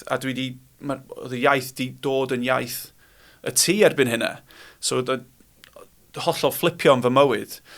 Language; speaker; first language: Welsh; non-native, local second language; English